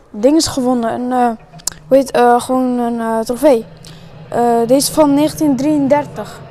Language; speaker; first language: Dutch; early bilingual, other home language; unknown